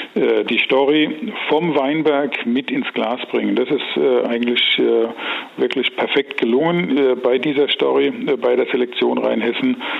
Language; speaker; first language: German; native; German